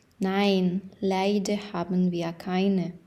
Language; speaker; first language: German; non-native, fluent; Ukrainian